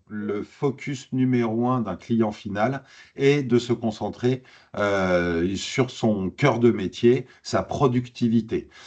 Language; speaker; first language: French; native; French